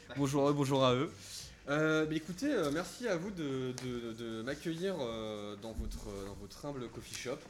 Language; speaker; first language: French; native; French